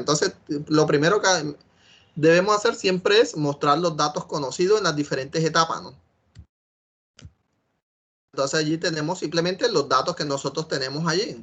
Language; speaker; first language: Spanish; native; Spanish